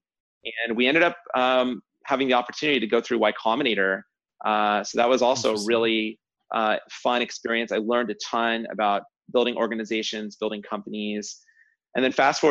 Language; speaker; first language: English; native; English